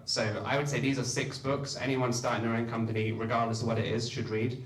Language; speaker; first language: English; native; English